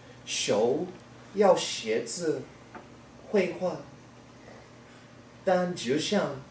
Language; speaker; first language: Chinese; non-native, learner; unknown